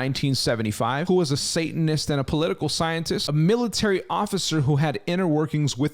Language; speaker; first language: English; native; English